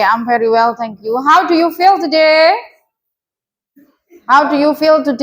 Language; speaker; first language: English; non-native, fluent; Indonesian